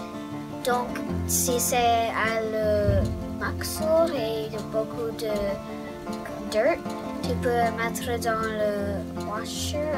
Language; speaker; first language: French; non-native, learner; English